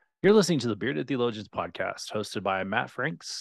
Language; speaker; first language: English; native; English